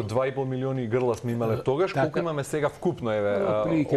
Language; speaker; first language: Macedonian; native; Macedonian